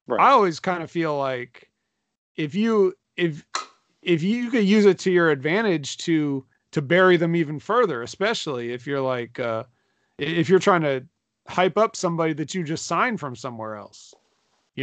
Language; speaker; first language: English; native; English